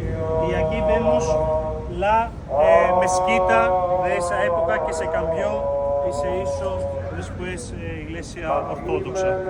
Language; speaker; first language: Spanish; non-native, fluent; Greek